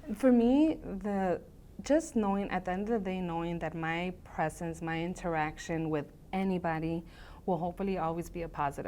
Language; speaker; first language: English; early bilingual, other home language; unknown